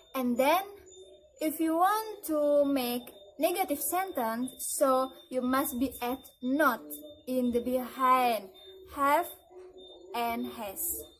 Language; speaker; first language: English; non-native, learner; Indonesian